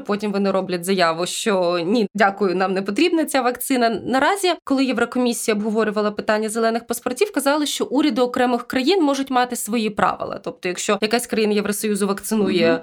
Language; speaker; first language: Ukrainian; native; Ukrainian